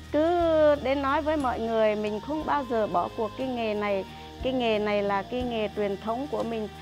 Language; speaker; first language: Vietnamese; non-native, local second language; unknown